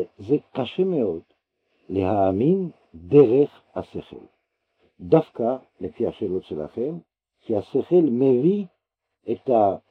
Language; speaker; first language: Hebrew; non-native, fluent; French